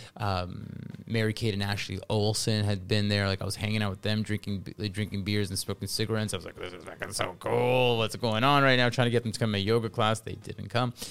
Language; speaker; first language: English; early bilingual, other home language; Russian